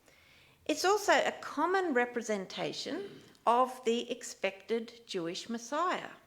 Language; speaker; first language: English; native; English